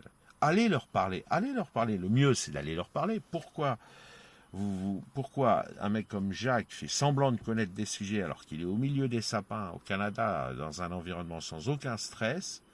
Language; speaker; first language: French; native; French